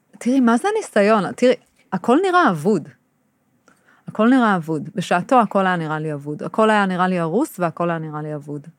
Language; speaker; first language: Hebrew; early bilingual, other home language; English